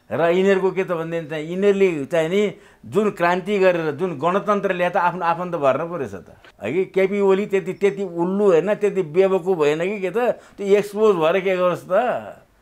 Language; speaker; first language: Nepali; native; Nepali